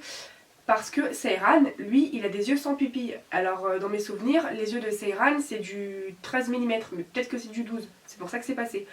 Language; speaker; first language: French; native; French